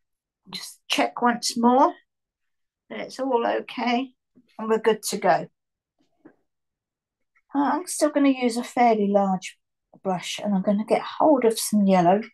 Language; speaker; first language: English; native; English